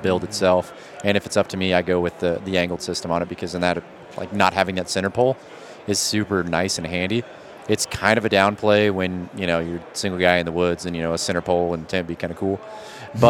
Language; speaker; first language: English; native; English